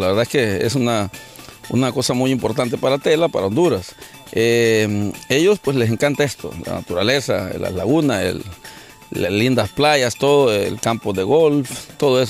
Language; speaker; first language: Spanish; native; Spanish